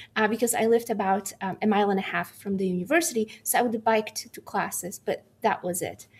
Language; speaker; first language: English; non-native, fluent; Polish